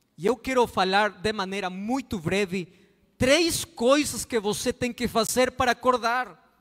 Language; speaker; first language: Portuguese; non-native, fluent; Spanish